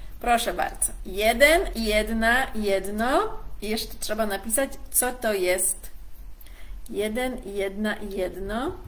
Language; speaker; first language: Polish; native; Polish